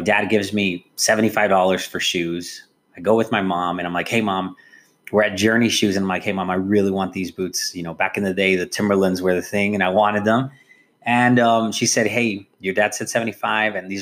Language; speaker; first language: English; native; English